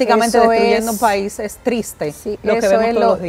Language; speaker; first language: Spanish; native; Spanish